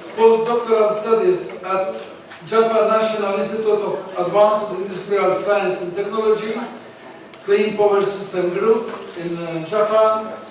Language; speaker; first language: English; non-native, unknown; Albanian